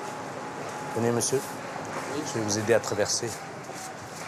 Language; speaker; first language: French; native; French